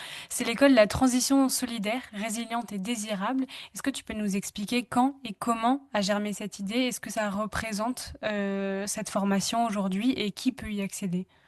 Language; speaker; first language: French; native; French